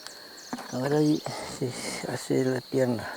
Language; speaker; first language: Spanish; non-native, local second language; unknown